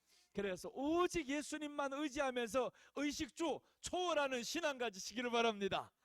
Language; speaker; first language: Korean; native; Korean